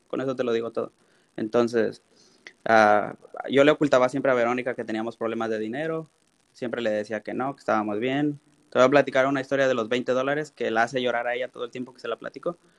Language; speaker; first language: Spanish; native; Spanish